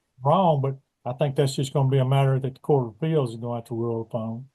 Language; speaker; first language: English; native; English